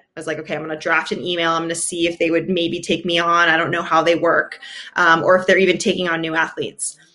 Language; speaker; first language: English; native; English